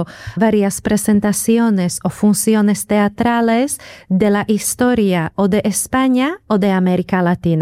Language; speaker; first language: Spanish; non-native, fluent; Slovak